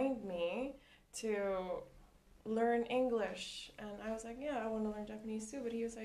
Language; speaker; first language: English; non-native, local second language; Cebuano